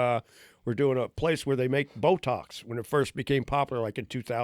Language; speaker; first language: English; native; English